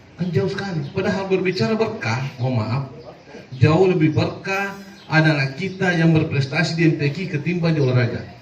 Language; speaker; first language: Indonesian; non-native, local second language; Buginese